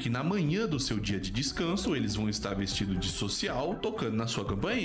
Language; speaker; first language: Portuguese; native; Portuguese